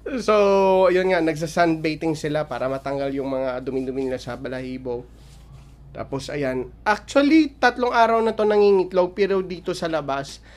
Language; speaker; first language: Filipino; non-native, local second language; Hiligaynon